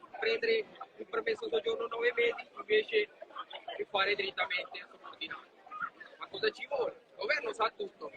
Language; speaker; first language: Italian; non-native, fluent; Punjabi